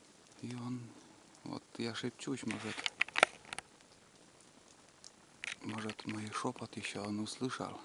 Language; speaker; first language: Russian; native; Russian